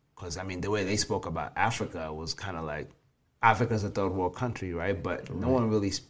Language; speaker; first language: English; early bilingual, other home language; Swahili